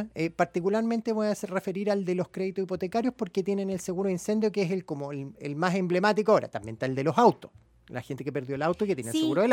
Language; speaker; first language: Spanish; native; Spanish